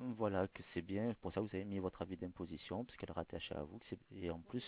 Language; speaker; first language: French; native; French